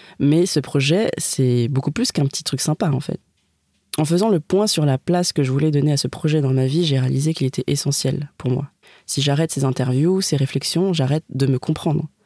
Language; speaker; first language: French; native; French